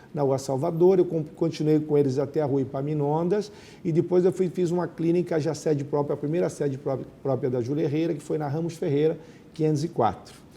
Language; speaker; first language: Portuguese; native; Portuguese